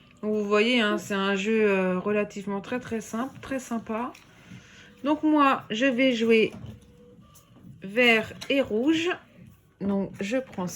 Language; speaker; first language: French; native; French